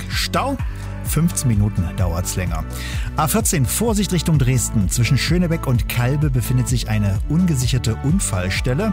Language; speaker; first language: German; native; German